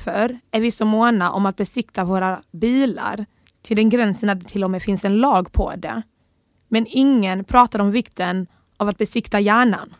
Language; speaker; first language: Swedish; early bilingual, other home language; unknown